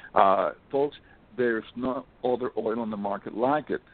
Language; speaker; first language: English; early bilingual, other home language; Spanish